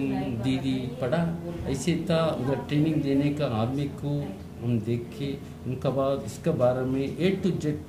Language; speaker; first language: Hindi; non-native, local second language; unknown